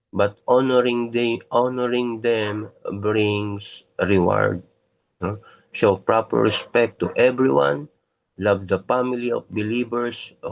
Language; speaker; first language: English; non-native, local second language; Filipino